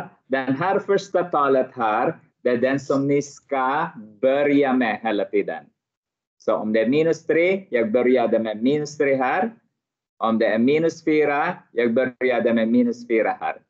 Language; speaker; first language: Swedish; non-native, fluent; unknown